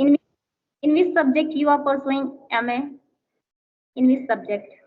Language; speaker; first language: English; non-native, learner; Hindi